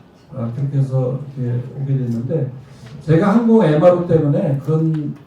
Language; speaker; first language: Korean; native; Korean